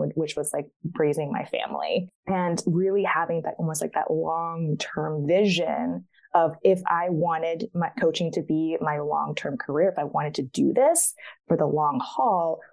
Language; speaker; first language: English; early bilingual, other home language; Chinese